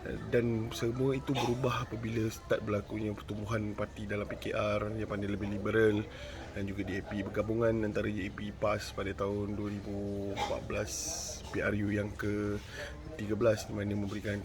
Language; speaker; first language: Malay; native; Malay